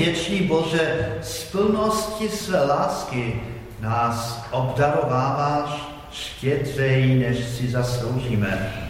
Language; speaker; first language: Czech; non-native, fluent; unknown